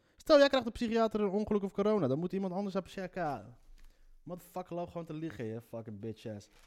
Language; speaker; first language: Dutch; native; Dutch